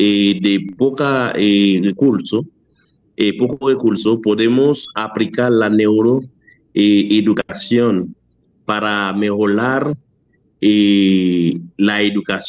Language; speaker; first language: Spanish; non-native, learner; French